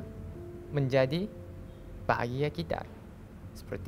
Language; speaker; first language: Indonesian; non-native, learner; Japanese